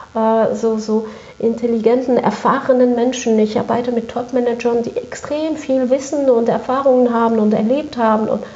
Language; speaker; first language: German; non-native, fluent; French